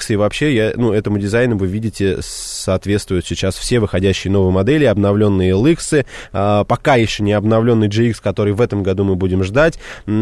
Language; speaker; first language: Russian; native; Russian